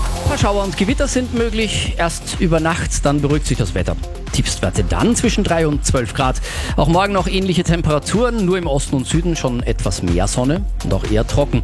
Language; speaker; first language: German; native; German